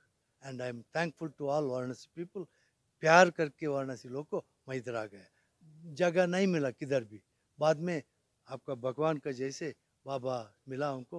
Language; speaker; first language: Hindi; non-native, local second language; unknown